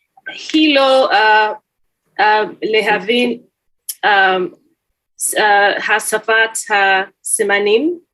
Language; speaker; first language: Hebrew; non-native, learner; English